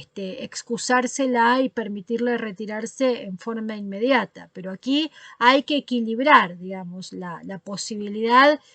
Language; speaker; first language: Spanish; native; Spanish